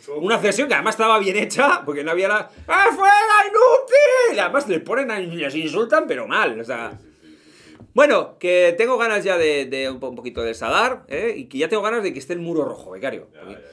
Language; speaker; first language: Spanish; native; Spanish